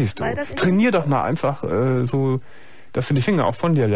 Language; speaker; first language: German; native; German